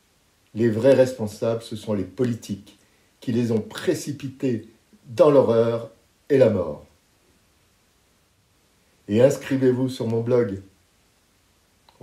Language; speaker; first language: French; native; French